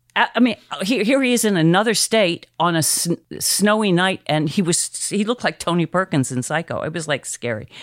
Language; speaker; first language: English; native; English